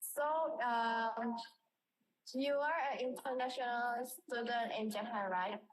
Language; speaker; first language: English; non-native, learner; Indonesian